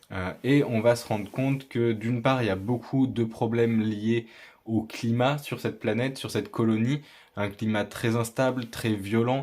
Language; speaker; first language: French; native; French